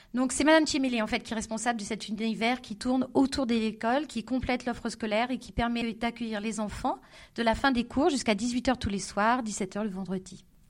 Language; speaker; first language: French; native; French